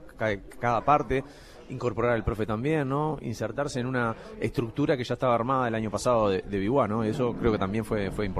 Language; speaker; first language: Spanish; native; Spanish